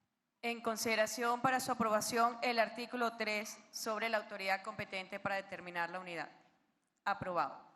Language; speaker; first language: Spanish; native; Spanish